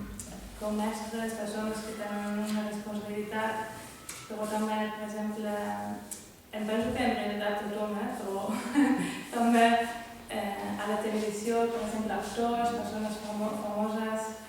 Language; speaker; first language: Catalan; non-native, fluent; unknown